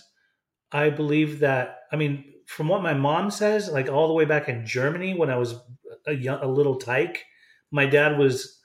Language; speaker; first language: English; early bilingual, other home language; German